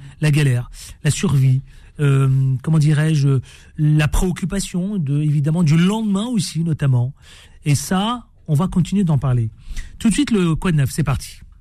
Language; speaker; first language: French; native; French